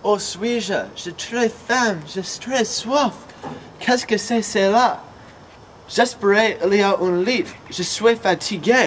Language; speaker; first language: French; non-native, learner; English